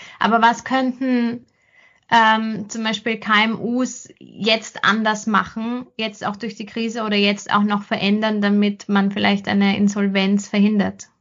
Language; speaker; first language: German; native; German